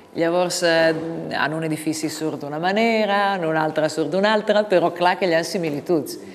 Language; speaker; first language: Catalan; non-native, fluent; Italian